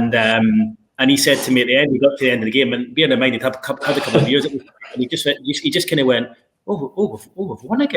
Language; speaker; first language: English; native; English